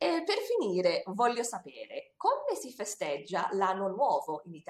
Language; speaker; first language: Italian; non-native, fluent; English